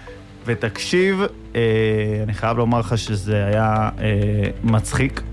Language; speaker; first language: Hebrew; native; Hebrew